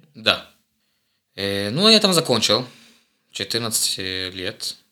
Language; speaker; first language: Russian; non-native, fluent; Hebrew